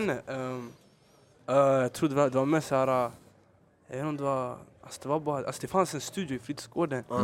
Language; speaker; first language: Swedish; early bilingual, other home language; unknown